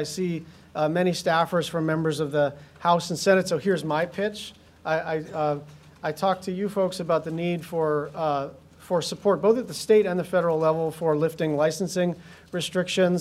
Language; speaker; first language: English; native; English